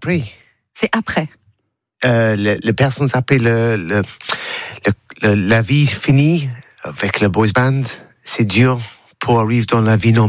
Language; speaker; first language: French; non-native, learner; English